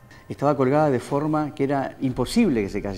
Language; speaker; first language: Spanish; native; Spanish